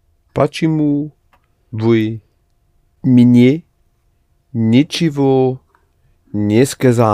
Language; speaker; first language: Russian; non-native, learner; English